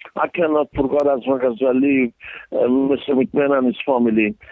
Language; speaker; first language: English; non-native, learner; Persian